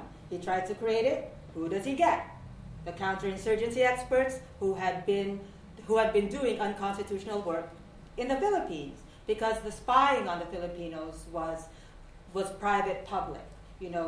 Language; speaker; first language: English; non-native, local second language; Waray